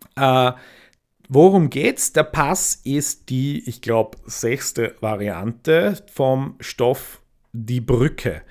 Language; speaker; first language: German; native; German